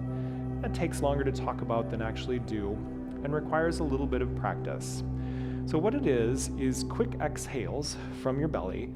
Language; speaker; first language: English; native; English